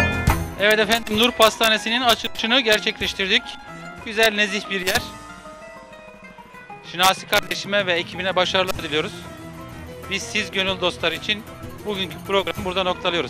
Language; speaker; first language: Turkish; native; Turkish